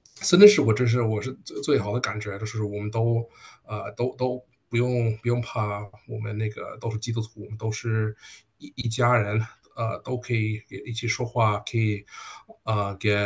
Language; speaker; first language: Chinese; early bilingual, heritage; Chinese